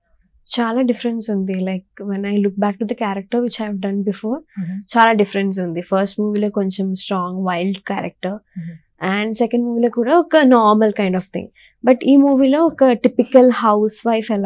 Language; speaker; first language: Telugu; non-native, learner; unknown